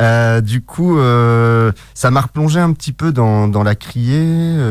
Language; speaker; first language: French; native; French